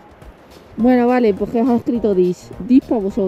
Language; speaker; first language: Spanish; native; Spanish